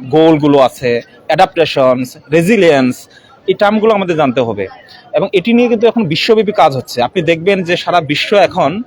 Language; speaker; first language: Bangla; non-native, local second language; Chakma